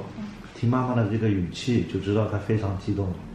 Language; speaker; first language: Chinese; native; Chinese